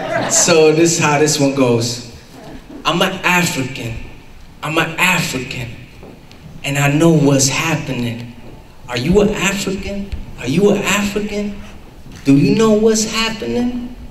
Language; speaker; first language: English; early bilingual, other home language; Spanish